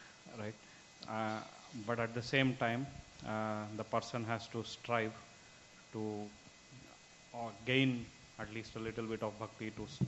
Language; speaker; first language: English; non-native, local second language; Marathi